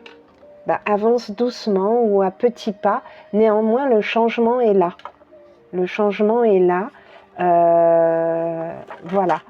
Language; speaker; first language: French; native; French